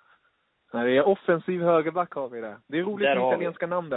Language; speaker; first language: Swedish; native; Swedish